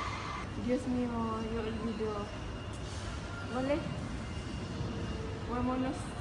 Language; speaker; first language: Spanish; non-native, learner; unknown